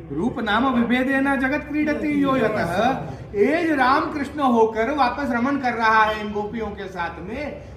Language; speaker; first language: Hindi; non-native, local second language; Gujarati